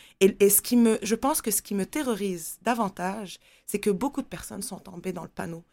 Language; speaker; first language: French; non-native, local second language; Arabic